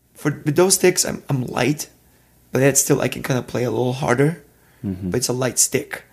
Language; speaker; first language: English; non-native, fluent; Serbian